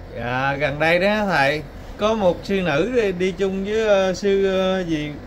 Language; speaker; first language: Vietnamese; native; Vietnamese